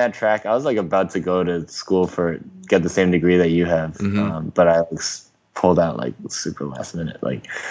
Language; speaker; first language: English; non-native, local second language; Cantonese